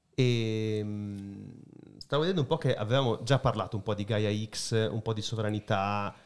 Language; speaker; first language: Italian; native; Italian